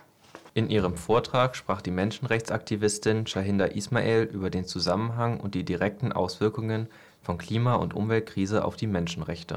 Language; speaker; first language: German; native; German